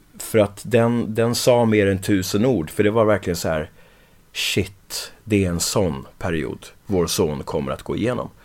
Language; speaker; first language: Swedish; early bilingual, other home language; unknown